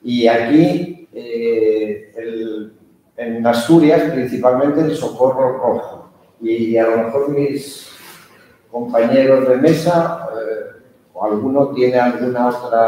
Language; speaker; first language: Spanish; early bilingual, heritage; Spanish